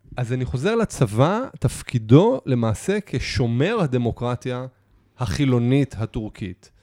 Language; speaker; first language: Hebrew; native; Hebrew